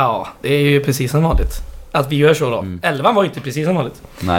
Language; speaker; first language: Swedish; native; Swedish